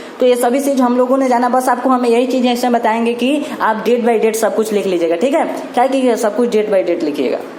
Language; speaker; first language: Hindi; native; Hindi